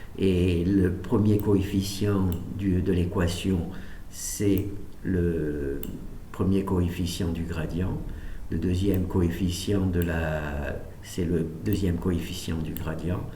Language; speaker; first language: French; native; French